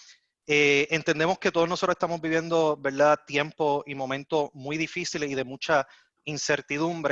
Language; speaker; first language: Spanish; native; Spanish